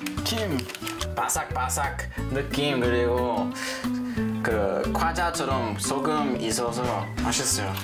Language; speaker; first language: Korean; non-native, learner; English